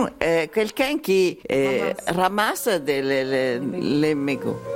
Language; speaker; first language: French; non-native, learner; Italian